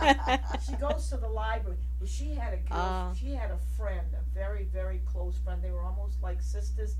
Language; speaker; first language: English; early bilingual, other home language; Armenian